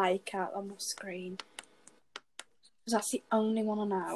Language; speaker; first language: English; native; English